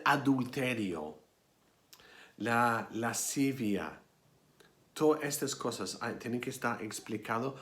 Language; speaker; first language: Spanish; non-native, fluent; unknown